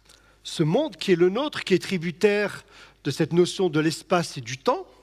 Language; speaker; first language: French; native; French